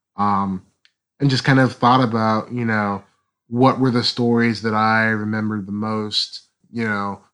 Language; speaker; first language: English; native; English